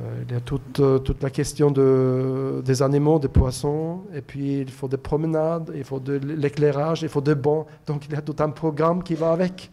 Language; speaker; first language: French; non-native, fluent; Norwegian